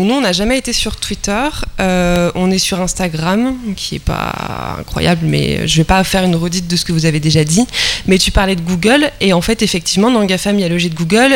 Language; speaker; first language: French; native; French